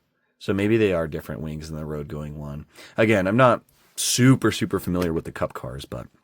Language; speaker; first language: English; native; English